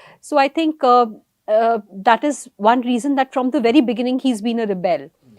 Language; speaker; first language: English; non-native, local second language; Punjabi